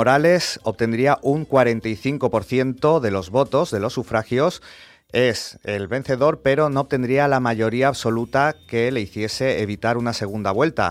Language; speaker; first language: Spanish; native; Spanish